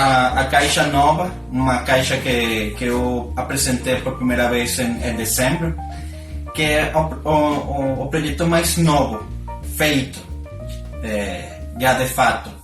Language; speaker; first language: Portuguese; non-native, learner; Spanish